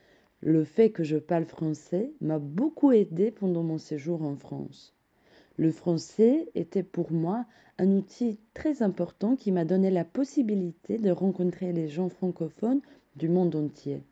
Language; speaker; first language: French; non-native, fluent; Croatian